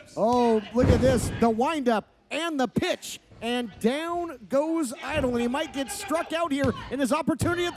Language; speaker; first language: English; native; English